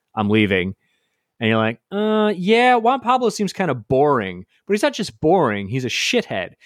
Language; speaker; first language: English; native; English